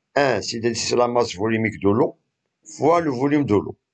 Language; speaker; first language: French; non-native, local second language; Arabic